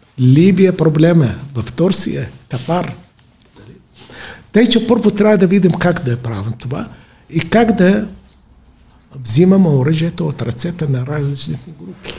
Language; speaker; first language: Bulgarian; non-native, fluent; Arabic